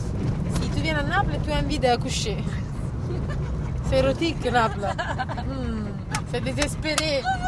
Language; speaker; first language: French; non-native, fluent; Italian